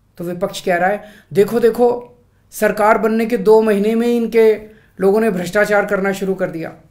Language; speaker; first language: Hindi; native; Hindi